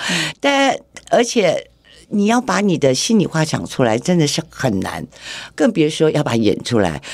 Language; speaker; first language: Chinese; native; Chinese